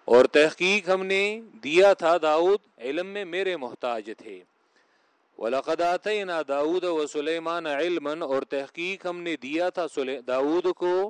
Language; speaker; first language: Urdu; non-native, local second language; Pashto